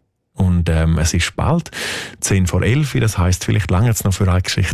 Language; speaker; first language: German; native; German